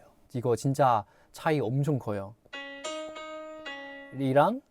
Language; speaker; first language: Korean; non-native, fluent; Chinese